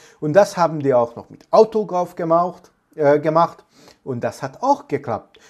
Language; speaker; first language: German; non-native, fluent; Hungarian